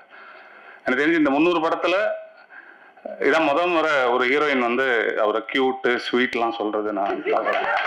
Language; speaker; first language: Tamil; native; Tamil